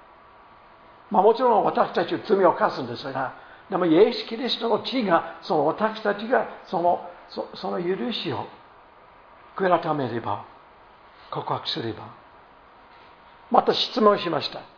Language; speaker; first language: Japanese; non-native, fluent; English